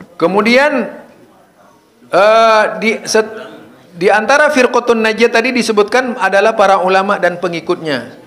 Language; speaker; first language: Indonesian; non-native, local second language; Madurese